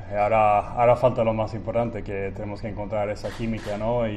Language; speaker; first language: Spanish; non-native, fluent; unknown